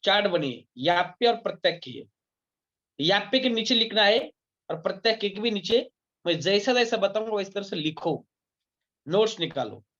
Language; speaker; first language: Hindi; non-native, local second language; Marathi